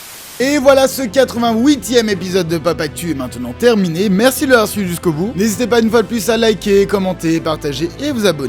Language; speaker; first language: French; native; French